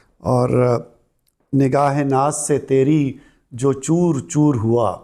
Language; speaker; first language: Urdu; non-native, local second language; Pashto